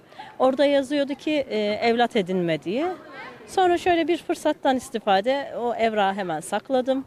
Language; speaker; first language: Turkish; native; Turkish